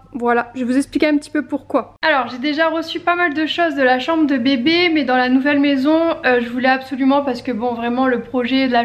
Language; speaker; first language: French; native; French